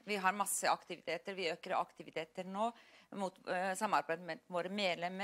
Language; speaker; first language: Norwegian; non-native, fluent; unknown